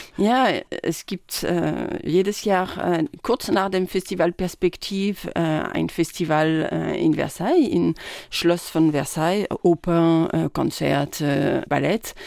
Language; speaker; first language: German; non-native, fluent; French